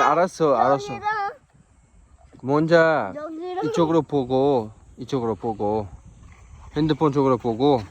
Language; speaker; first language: Korean; non-native, learner; Uzbek